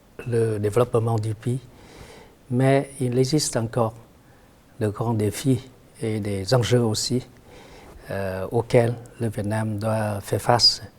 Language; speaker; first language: French; non-native, fluent; Vietnamese